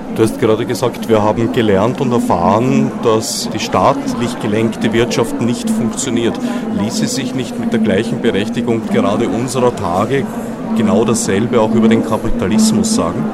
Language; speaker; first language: German; native; German